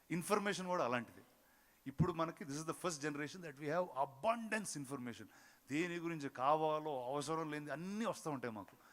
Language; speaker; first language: Telugu; native; Telugu